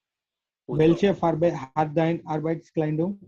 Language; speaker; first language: German; non-native, learner; Gujarati